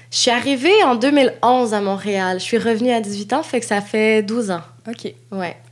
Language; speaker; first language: French; native; French